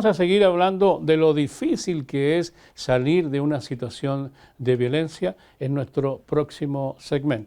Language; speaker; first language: Spanish; native; Spanish